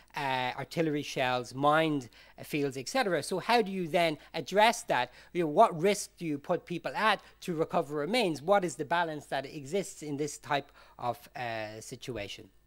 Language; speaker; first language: English; native; English